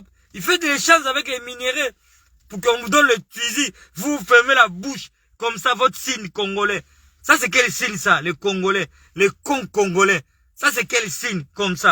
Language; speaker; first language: French; non-native, local second language; Lingala